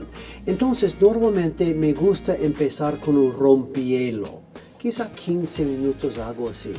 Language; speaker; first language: Spanish; non-native, fluent; English